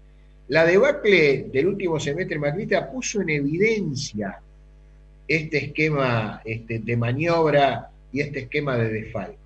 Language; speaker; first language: Spanish; native; Spanish